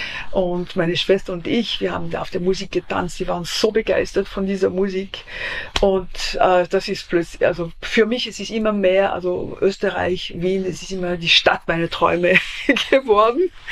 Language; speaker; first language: German; non-native, fluent; French